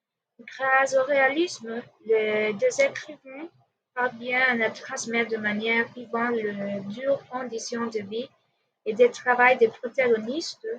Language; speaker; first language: French; non-native, learner; Spanish